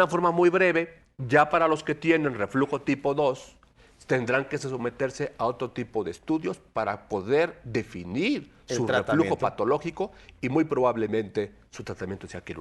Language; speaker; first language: Spanish; native; Spanish